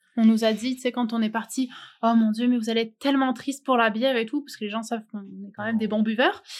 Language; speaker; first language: French; native; French